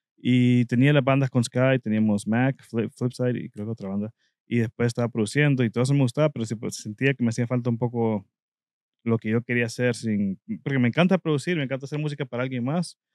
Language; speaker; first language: Spanish; native; Spanish